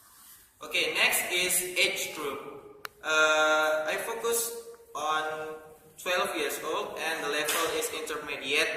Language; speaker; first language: English; non-native, learner; Indonesian